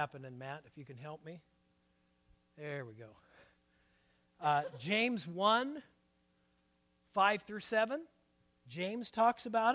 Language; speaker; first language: English; native; English